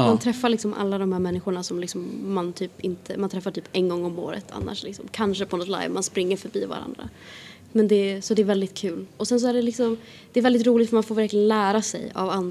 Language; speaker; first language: Swedish; native; Swedish